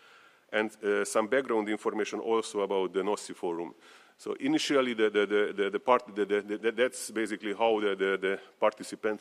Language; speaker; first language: English; non-native, fluent; Hungarian